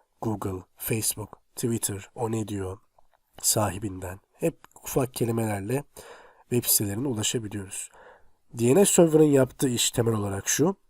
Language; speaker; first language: Turkish; native; Turkish